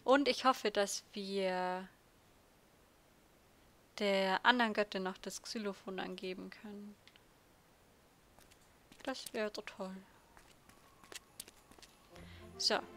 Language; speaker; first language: German; native; German